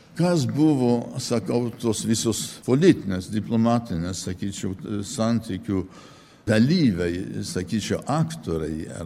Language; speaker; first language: Lithuanian; early bilingual, heritage; Lithuanian